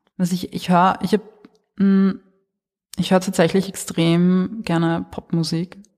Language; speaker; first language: German; early bilingual, other home language; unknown